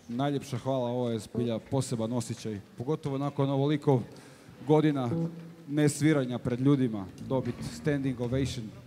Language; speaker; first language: Croatian; native; Croatian